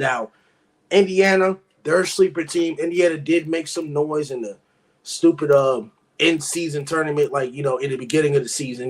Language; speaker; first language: English; native; English